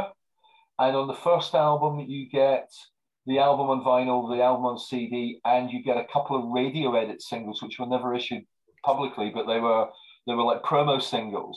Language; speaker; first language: English; native; English